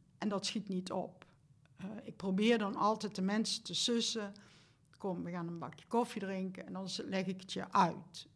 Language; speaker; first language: Dutch; native; Dutch